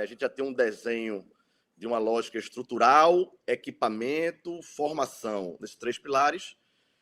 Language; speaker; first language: Portuguese; native; Portuguese